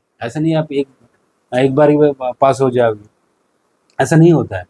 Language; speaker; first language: Hindi; non-native, local second language; Bangla